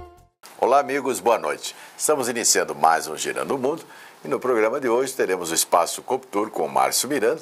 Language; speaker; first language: Portuguese; native; Portuguese